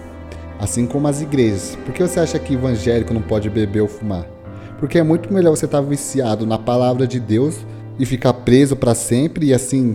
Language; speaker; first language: Portuguese; native; Portuguese